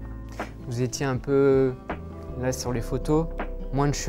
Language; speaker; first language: French; native; French